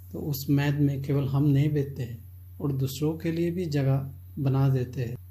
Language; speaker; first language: Hindi; non-native, local second language; Chakma